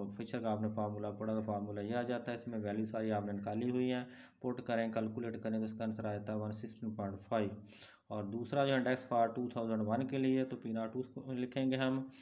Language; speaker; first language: Urdu; non-native, local second language; Punjabi